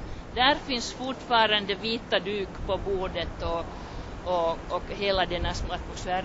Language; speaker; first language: Swedish; non-native, local second language; Finnish